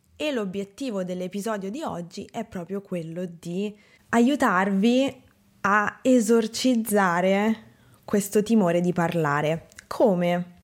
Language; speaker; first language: Italian; native; Italian